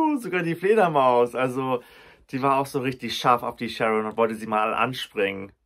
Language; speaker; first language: German; native; German